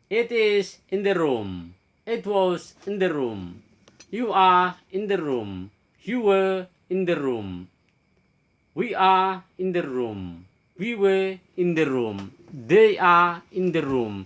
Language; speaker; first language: English; non-native, fluent; Indonesian